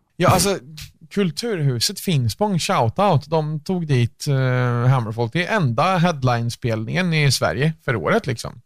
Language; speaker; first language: Swedish; native; Swedish